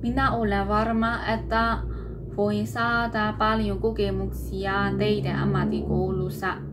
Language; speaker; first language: Finnish; non-native, learner; Burmese